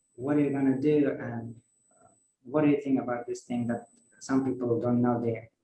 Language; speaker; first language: English; non-native, fluent; Kazakh